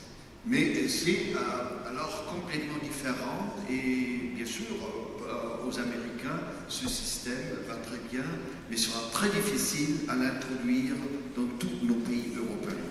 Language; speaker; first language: French; non-native, fluent; German